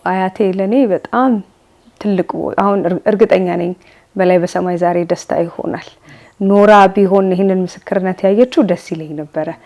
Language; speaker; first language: Amharic; native; Amharic